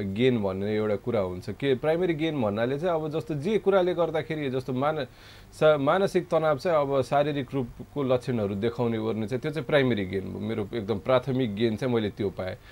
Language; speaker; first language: Nepali; non-native, local second language; Maithili